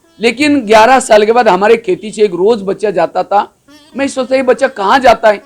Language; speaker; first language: Hindi; non-native, local second language; Marathi